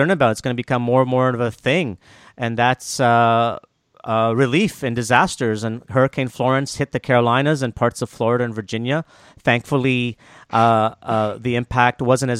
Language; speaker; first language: English; native; English